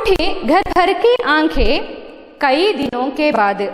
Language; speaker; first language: Hindi; non-native, local second language; Malayalam